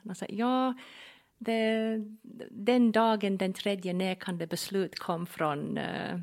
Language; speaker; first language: Swedish; non-native, fluent; English